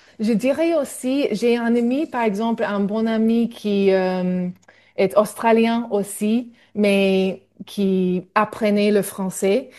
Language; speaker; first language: French; non-native, fluent; English